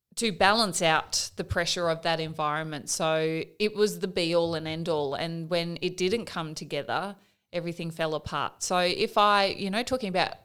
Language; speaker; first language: English; native; English